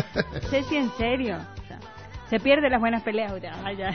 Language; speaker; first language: Spanish; native; Spanish